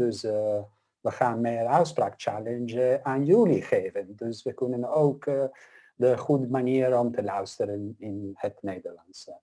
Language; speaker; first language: Dutch; non-native, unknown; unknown